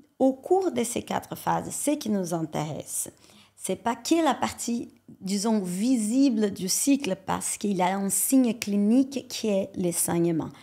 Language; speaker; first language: French; non-native, fluent; Portuguese